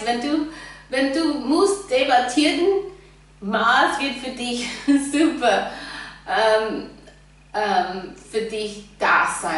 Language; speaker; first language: German; non-native, fluent; English